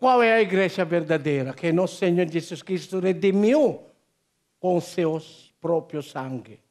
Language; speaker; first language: Portuguese; non-native, learner; Filipino